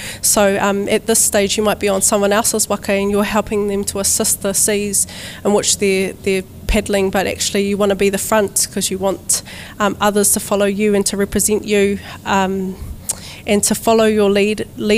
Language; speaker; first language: English; native; English